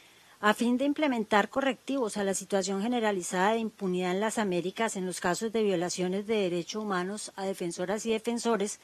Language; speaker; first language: Spanish; native; Spanish